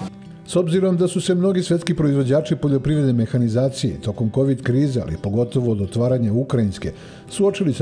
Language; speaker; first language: Serbian; native; Serbian